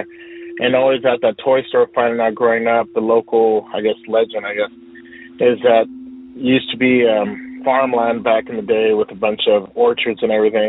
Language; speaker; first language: English; native; English